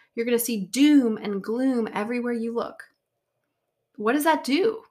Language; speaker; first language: English; native; English